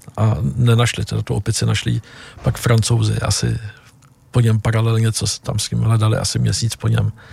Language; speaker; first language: Czech; native; Czech